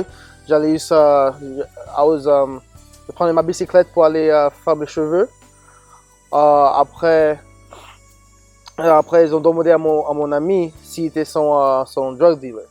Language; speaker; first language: French; non-native, local second language; English